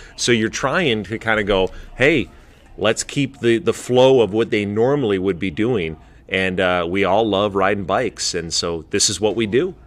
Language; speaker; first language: English; native; English